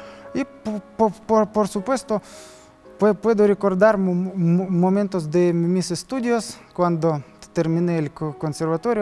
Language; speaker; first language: Spanish; non-native, learner; Russian